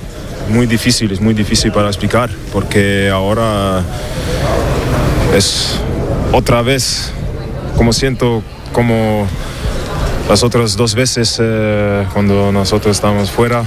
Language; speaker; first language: Spanish; non-native, learner; German